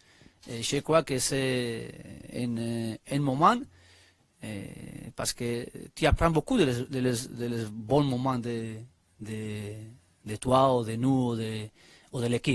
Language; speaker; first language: French; non-native, learner; Spanish